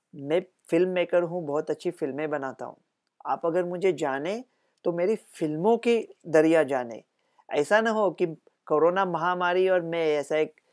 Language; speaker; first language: Hindi; non-native, local second language; Marathi